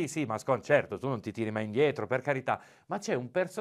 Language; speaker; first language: Italian; native; Italian